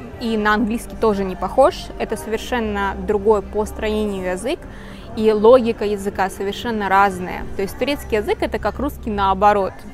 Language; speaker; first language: Russian; native; Russian